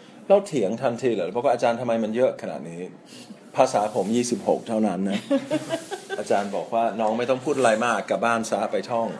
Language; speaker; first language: Thai; non-native, fluent; English